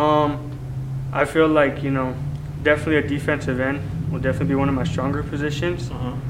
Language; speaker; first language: English; native; English